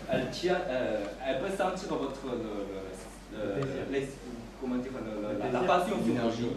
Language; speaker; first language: French; non-native, fluent; Chinese